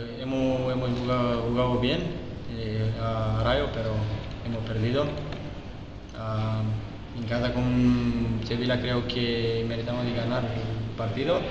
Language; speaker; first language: Spanish; non-native, learner; Romanian